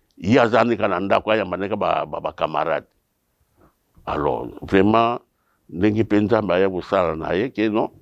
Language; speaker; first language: Lingala; non-native, local second language; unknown